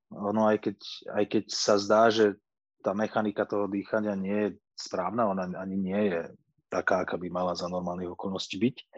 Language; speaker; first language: Slovak; native; Slovak